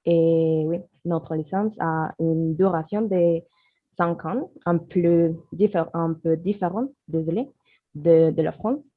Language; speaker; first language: French; non-native, learner; Spanish